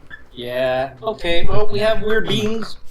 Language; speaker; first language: English; native; English